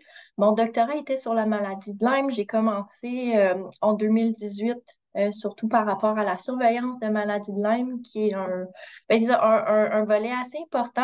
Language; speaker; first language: French; native; French